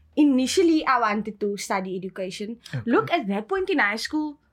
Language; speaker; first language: English; native; English